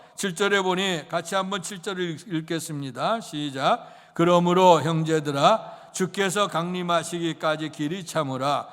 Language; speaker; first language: Korean; native; Korean